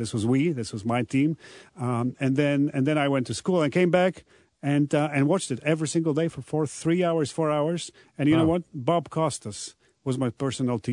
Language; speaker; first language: English; non-native, fluent; Polish